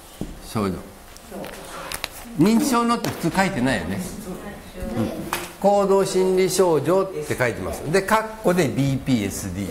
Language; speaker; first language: Japanese; native; Japanese